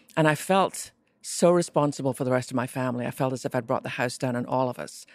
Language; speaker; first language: English; native; English